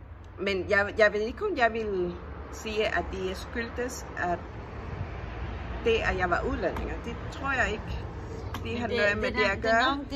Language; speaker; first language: Danish; non-native, fluent; Spanish